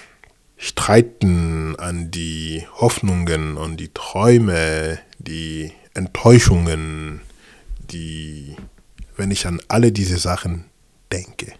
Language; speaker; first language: German; non-native, fluent; French